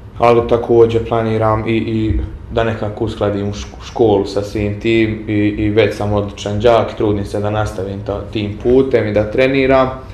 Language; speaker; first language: Bosnian; native; Bosnian